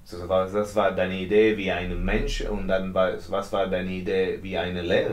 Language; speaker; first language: German; non-native, learner; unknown